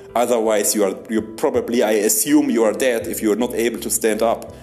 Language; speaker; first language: English; non-native, fluent; German